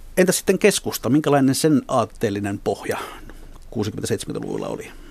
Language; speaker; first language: Finnish; native; Finnish